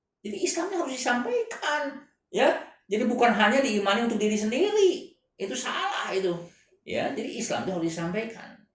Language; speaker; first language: Indonesian; non-native, local second language; Chinese